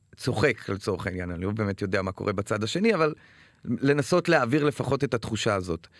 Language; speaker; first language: Hebrew; native; Hebrew